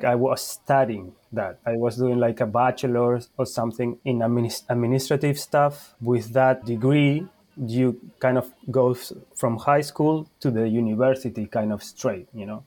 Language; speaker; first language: English; non-native, fluent; Spanish